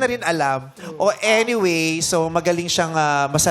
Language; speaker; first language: Filipino; native; Filipino